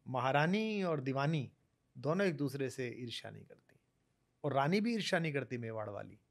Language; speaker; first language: Hindi; native; Hindi